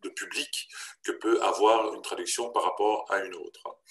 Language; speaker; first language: French; native; French